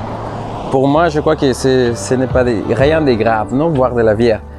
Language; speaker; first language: French; non-native, fluent; Spanish